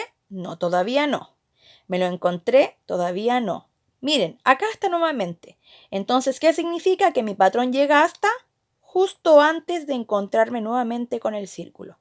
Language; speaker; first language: Spanish; native; Spanish